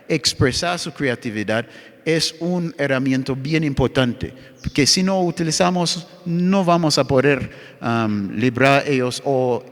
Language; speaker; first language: Spanish; non-native, fluent; English